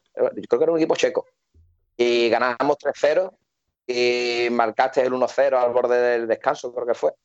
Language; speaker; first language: Spanish; native; Spanish